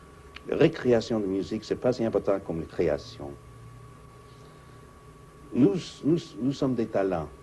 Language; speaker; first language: French; non-native, fluent; English